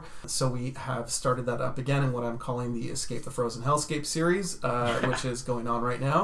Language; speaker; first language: English; native; English